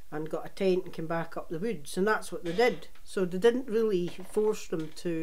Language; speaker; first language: English; native; English